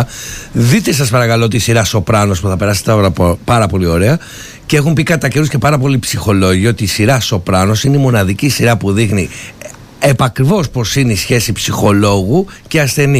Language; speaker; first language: Greek; native; Greek